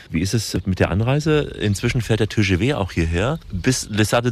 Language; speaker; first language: German; native; German